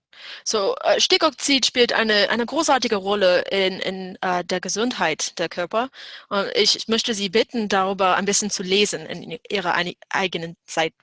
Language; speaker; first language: German; non-native, fluent; English